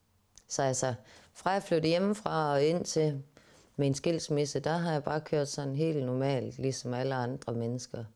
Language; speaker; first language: Danish; native; Danish